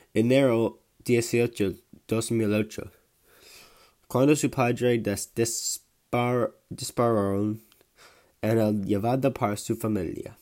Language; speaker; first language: Spanish; non-native, learner; English